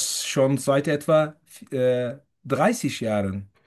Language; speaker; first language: German; non-native, fluent; Turkish